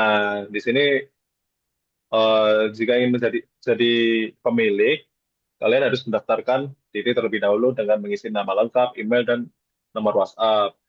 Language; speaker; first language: Indonesian; native; Indonesian